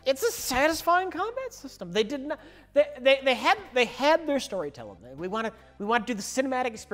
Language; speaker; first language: English; native; English